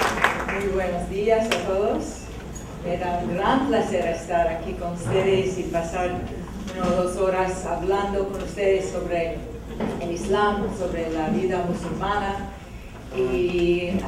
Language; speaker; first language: Spanish; non-native, learner; English